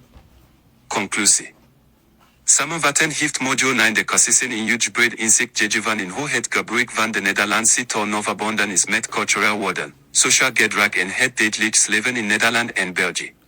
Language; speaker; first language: Dutch; non-native, learner; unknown